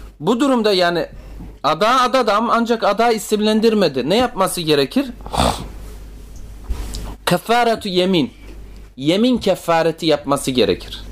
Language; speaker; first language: Turkish; native; Turkish